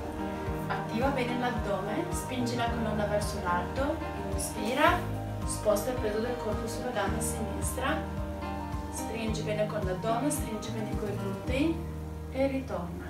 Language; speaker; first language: Italian; native; Italian